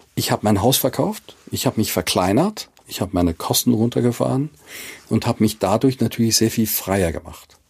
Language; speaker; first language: German; native; German